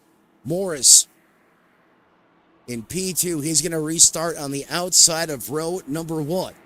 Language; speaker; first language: English; native; English